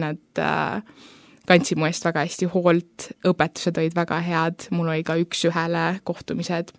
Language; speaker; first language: Estonian; early bilingual, heritage; Estonian